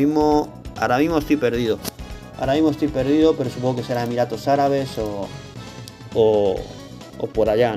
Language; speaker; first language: Spanish; native; Spanish